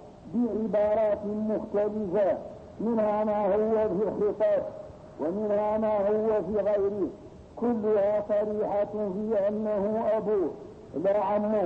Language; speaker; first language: Arabic; native; Arabic